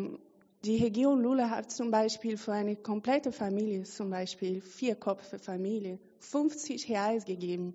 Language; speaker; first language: German; non-native, fluent; Portuguese